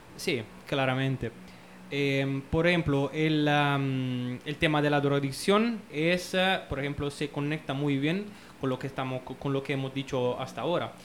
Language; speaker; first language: Spanish; non-native, fluent; Italian